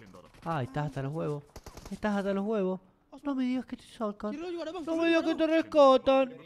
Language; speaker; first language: Spanish; native; Spanish